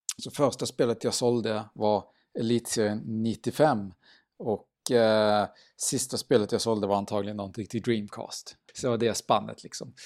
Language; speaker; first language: Swedish; native; Swedish